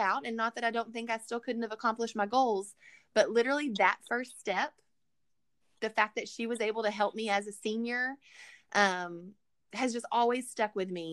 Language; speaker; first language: English; native; English